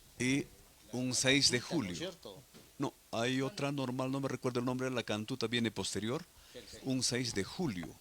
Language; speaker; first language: Spanish; non-native, local second language; Quechua